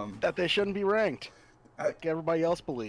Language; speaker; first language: English; native; English